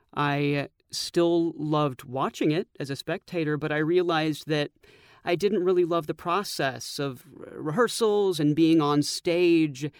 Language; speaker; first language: English; native; English